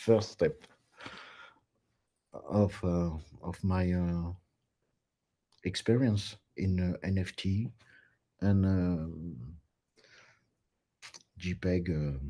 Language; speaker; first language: English; non-native, learner; French